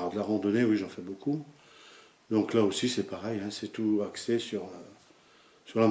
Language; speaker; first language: French; native; French